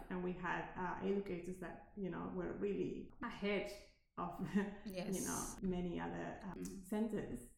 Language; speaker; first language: English; non-native, fluent; Spanish